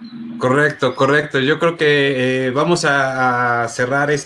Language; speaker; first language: Spanish; native; Spanish